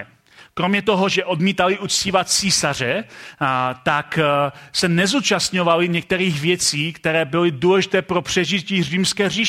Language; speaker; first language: Czech; native; Czech